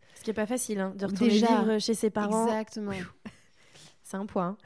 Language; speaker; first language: French; native; French